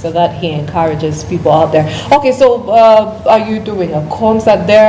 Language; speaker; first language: English; non-native, local second language; Ganda